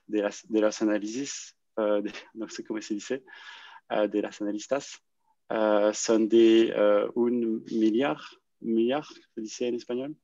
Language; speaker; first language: Spanish; non-native, learner; French